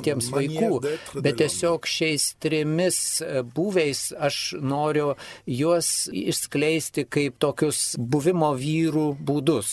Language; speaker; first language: Lithuanian; non-native, fluent; Italian